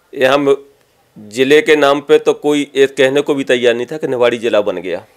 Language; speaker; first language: Hindi; native; Hindi